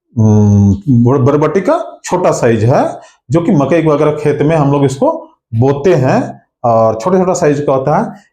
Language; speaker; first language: Hindi; non-native, local second language; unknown